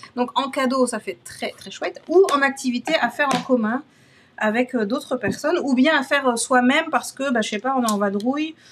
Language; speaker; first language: French; native; French